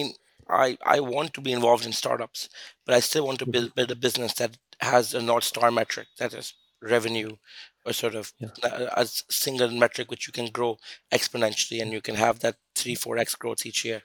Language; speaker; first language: English; non-native, local second language; Urdu